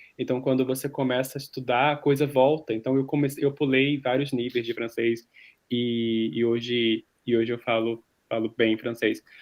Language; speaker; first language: Portuguese; native; Portuguese